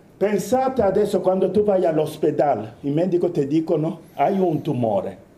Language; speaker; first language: Italian; non-native, fluent; Romanian